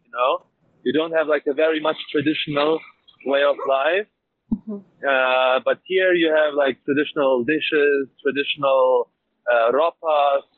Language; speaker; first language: English; non-native, learner; German